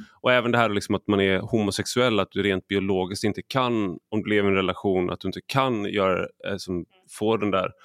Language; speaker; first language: Swedish; native; Swedish